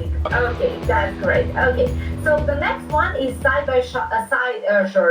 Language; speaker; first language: English; non-native, fluent; Serbian